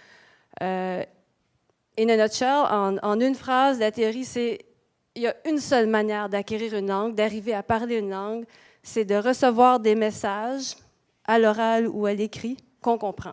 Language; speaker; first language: French; native; French